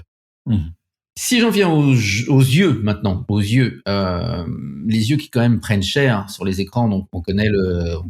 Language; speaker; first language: French; native; French